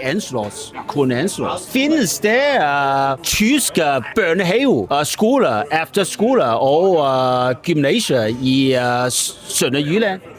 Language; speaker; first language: Danish; non-native, learner; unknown